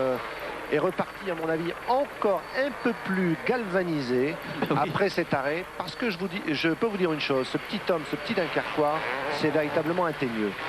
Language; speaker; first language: French; native; French